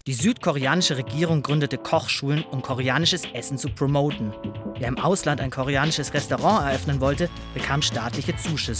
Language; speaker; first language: German; native; German